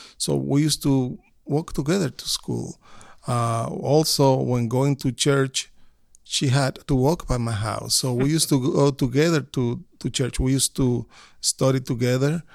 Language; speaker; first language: English; non-native, fluent; Spanish